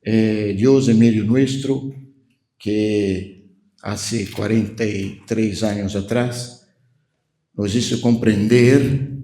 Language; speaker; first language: Spanish; non-native, fluent; Portuguese